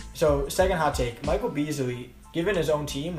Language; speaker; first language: English; native; English